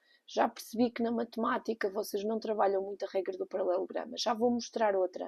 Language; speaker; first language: Portuguese; native; Portuguese